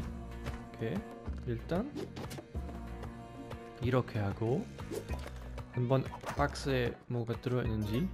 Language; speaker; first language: Korean; non-native, fluent; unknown